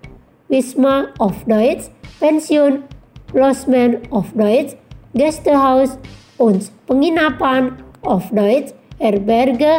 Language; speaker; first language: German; non-native, fluent; Indonesian